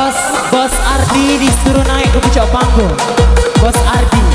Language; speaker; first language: Indonesian; native; Indonesian